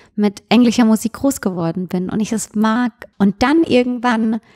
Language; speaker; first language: German; native; German